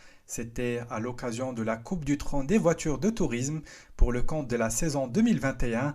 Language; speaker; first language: French; non-native, local second language; Arabic